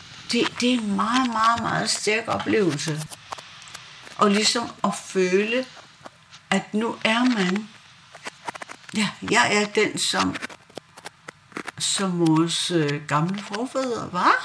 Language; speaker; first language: Danish; non-native, local second language; Kalaallisut